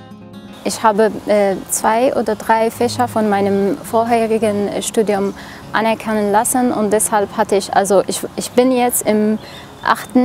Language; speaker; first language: German; non-native, fluent; Arabic